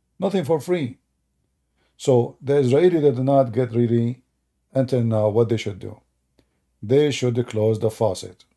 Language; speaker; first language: English; non-native, fluent; Arabic